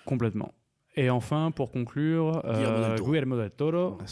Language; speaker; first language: French; native; French